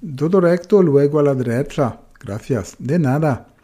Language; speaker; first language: Spanish; non-native, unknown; German